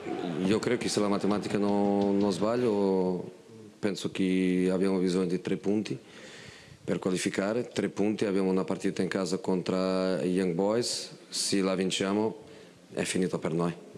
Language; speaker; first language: Italian; non-native, fluent; Portuguese